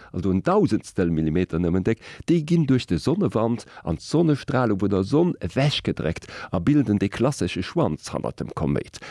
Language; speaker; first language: Luxembourgish; native; Luxembourgish